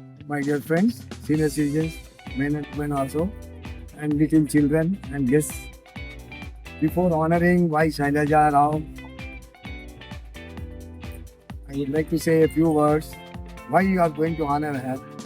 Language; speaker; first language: English; non-native, local second language; Telugu